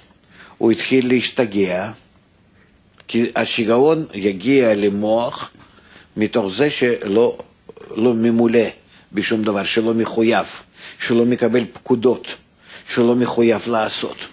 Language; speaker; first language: Hebrew; non-native, fluent; Russian